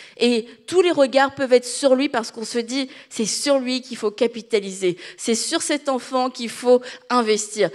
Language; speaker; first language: French; native; French